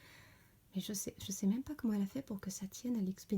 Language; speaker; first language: French; native; French